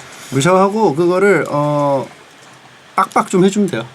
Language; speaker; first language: Korean; native; Korean